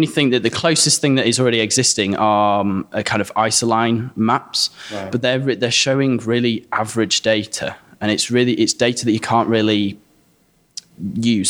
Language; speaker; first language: English; native; English